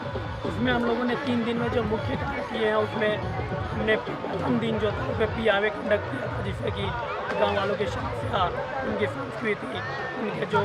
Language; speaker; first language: Hindi; native; Hindi